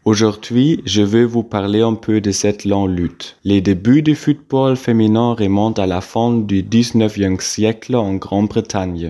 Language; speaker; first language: French; non-native, fluent; German